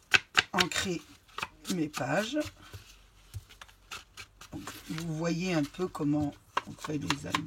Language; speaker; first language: French; native; French